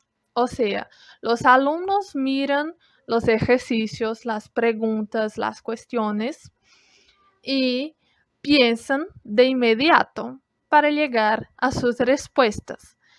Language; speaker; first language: Spanish; non-native, fluent; Portuguese